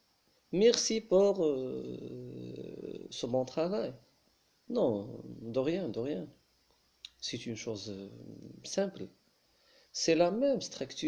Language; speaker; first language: French; non-native, local second language; Arabic